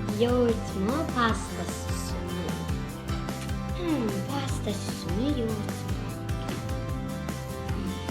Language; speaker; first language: Turkish; early bilingual, heritage; Turkish